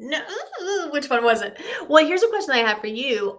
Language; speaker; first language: English; native; English